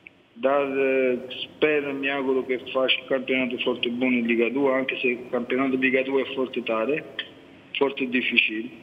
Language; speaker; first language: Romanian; non-native, learner; Italian